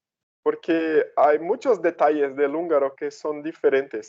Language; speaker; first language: Spanish; non-native, fluent; Portuguese